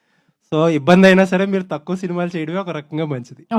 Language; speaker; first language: Telugu; native; Telugu